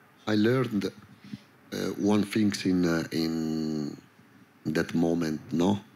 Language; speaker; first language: English; non-native, learner; Italian